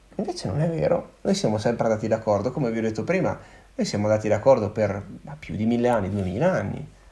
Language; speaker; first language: Italian; native; Italian